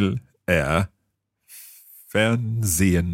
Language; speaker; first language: German; non-native, learner; English